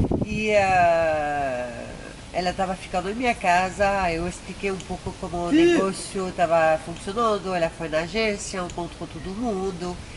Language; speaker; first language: Portuguese; non-native, fluent; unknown